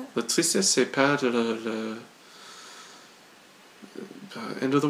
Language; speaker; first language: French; non-native, learner; English